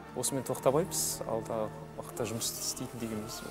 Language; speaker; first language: Kazakh; native; Kazakh